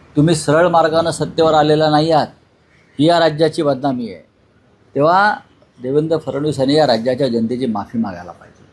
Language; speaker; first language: Marathi; native; Marathi